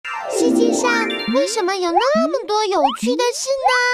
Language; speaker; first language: Chinese; native; Chinese